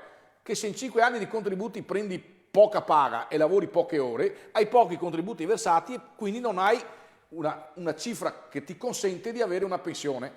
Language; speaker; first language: Italian; native; Italian